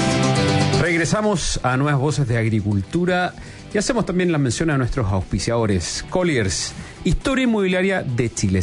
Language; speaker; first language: Spanish; native; Spanish